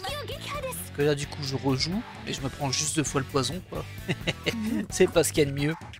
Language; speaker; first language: French; native; French